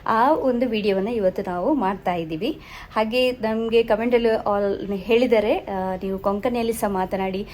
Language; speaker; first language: Kannada; non-native, local second language; Tulu